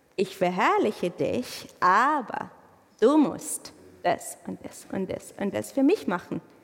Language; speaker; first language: German; non-native, fluent; Arabic